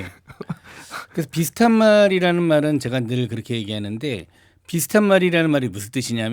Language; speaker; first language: Korean; native; Korean